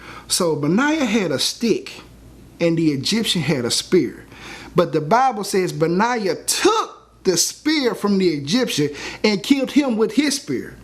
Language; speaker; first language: English; native; English